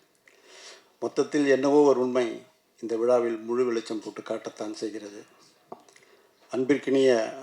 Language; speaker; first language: Tamil; native; Tamil